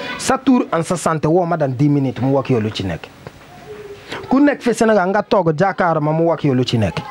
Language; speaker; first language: Wolof; non-native, learner; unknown